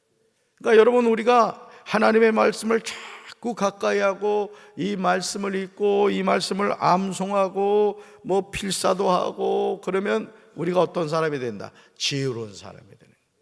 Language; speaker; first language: Korean; native; Korean